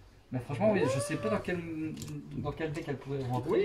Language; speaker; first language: French; native; French